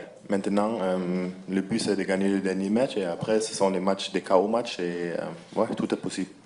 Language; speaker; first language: French; non-native, fluent; German